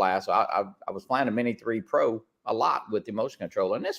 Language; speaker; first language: English; native; English